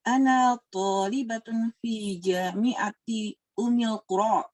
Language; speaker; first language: Arabic; non-native, learner; Indonesian